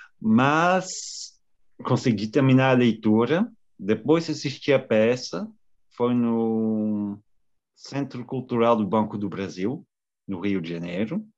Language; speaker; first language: Portuguese; non-native, fluent; French